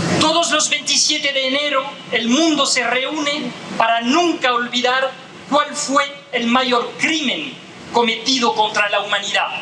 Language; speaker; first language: Spanish; non-native, fluent; French